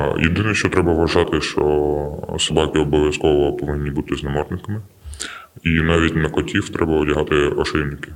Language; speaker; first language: Ukrainian; non-native, local second language; Russian